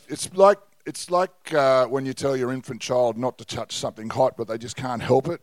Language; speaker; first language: English; native; English